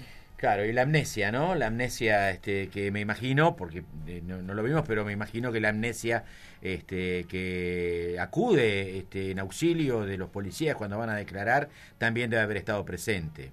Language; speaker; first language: Spanish; native; Spanish